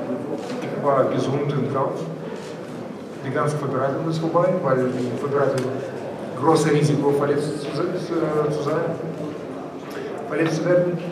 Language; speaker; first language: German; non-native, learner; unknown